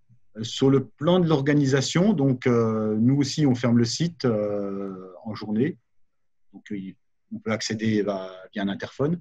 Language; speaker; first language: French; native; French